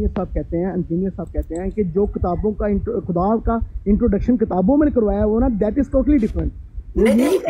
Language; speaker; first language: Urdu; native; Urdu